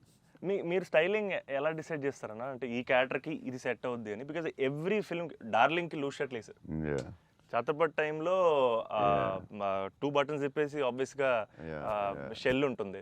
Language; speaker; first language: Telugu; native; Telugu